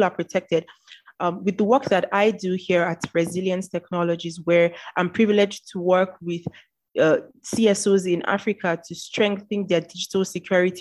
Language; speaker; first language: English; non-native, local second language; Yoruba